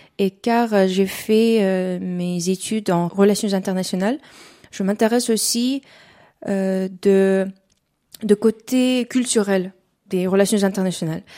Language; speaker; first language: French; non-native, fluent; Uzbek